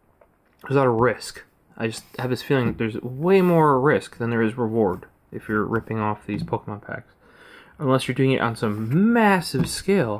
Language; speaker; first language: English; native; English